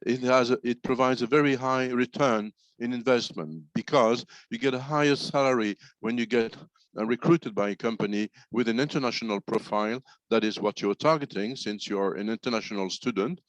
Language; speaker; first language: English; non-native, fluent; French